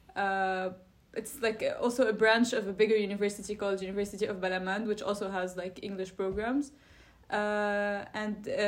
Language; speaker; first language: English; non-native, fluent; Arabic